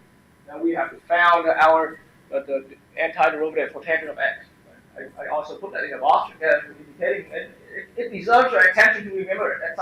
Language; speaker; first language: English; non-native, fluent; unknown